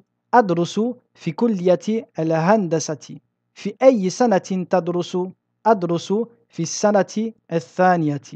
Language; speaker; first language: Arabic; non-native, fluent; French